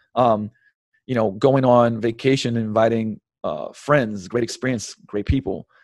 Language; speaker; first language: English; early bilingual, other home language; Slovenian